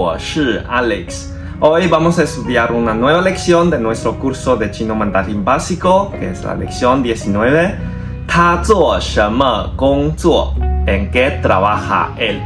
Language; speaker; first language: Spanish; non-native, fluent; Chinese